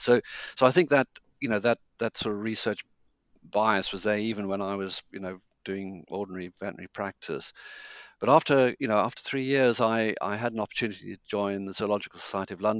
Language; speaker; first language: English; native; English